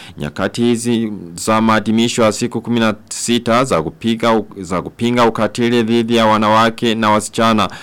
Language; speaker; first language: Swahili; non-native, local second language; Rundi